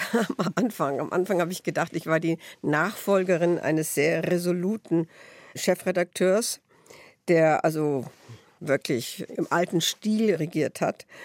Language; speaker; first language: German; native; German